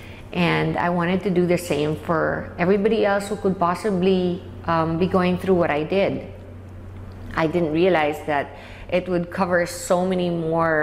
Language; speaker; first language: English; non-native, local second language; Filipino